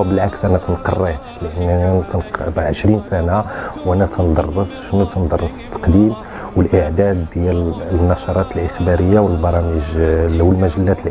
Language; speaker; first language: Arabic; native; Arabic